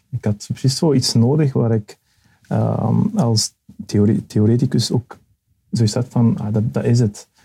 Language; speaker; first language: Dutch; early bilingual, other home language; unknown